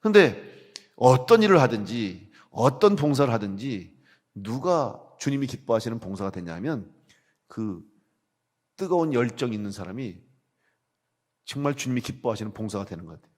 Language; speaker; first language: Korean; native; Korean